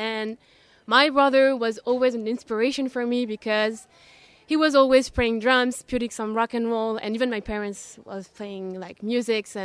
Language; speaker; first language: English; non-native, fluent; French